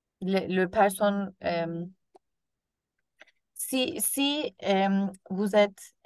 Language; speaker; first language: French; non-native, learner; Turkish